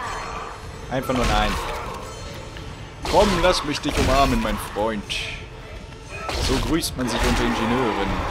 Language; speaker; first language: German; native; German